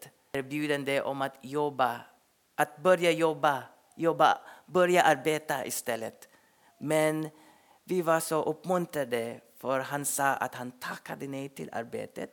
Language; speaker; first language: Swedish; non-native, fluent; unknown